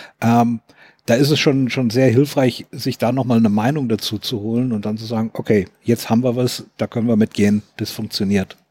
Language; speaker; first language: German; native; German